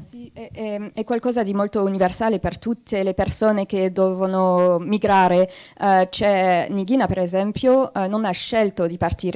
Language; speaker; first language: Italian; non-native, fluent; French